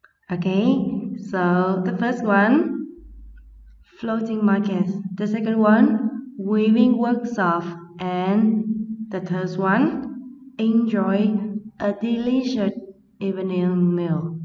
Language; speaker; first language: English; non-native, fluent; Vietnamese